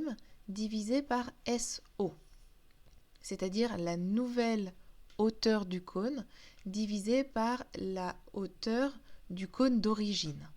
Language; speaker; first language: French; native; French